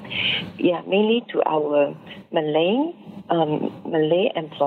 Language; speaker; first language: English; non-native, local second language; Min Nan Chinese